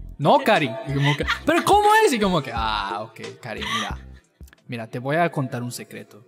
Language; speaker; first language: Spanish; non-native, fluent; Japanese